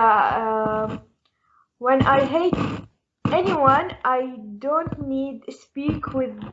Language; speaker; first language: English; non-native, learner; Arabic